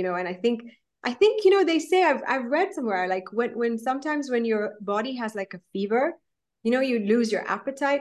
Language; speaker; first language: English; non-native, local second language; Gujarati